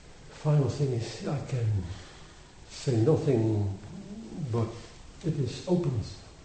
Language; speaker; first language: English; non-native, fluent; Dutch